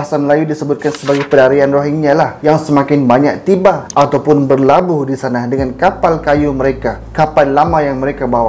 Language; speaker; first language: Malay; native; Malay